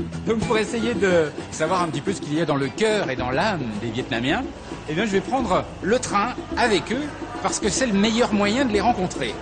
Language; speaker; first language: French; native; French